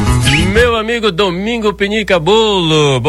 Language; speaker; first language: Portuguese; native; Portuguese